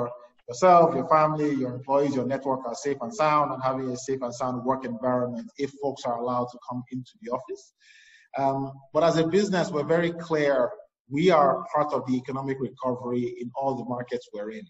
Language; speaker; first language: English; non-native, local second language; Yoruba